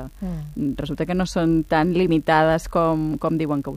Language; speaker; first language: Catalan; native; Catalan